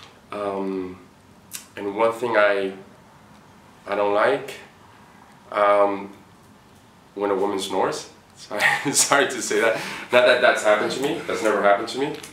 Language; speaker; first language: English; early bilingual, other home language; Spanish